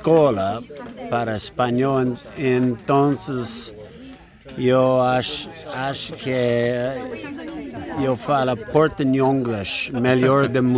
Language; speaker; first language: Portuguese; non-native, learner; Spanish